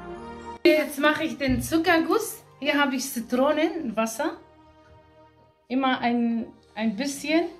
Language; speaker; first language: German; non-native, fluent; Aramaic